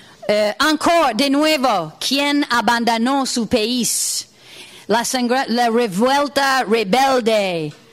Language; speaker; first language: Spanish; non-native, fluent; English